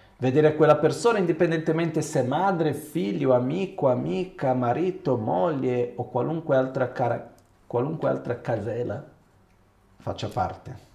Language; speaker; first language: Italian; non-native, fluent; Portuguese